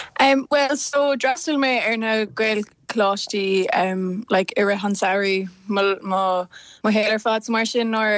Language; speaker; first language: Irish; non-native, local second language; English